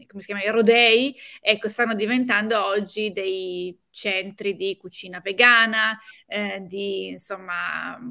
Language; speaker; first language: Italian; native; Italian